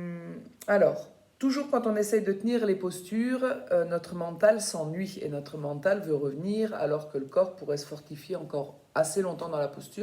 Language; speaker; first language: French; native; French